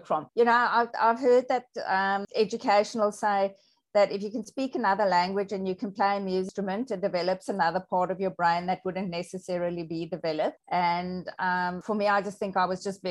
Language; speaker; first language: English; native; English